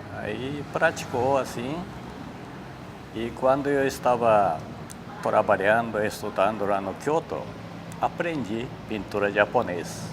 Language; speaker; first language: Portuguese; non-native, learner; Japanese